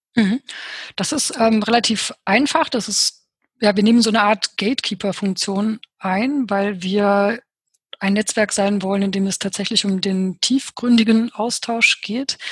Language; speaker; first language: German; early bilingual, other home language; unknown